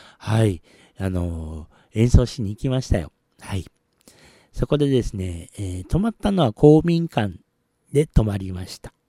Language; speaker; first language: Japanese; native; Japanese